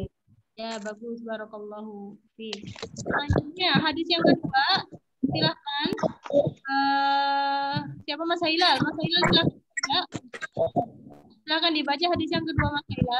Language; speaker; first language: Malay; non-native, local second language; Javanese